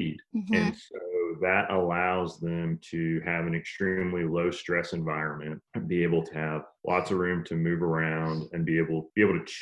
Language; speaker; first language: English; native; English